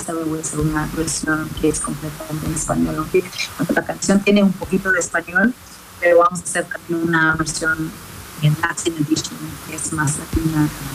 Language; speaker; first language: Spanish; non-native, fluent; Hebrew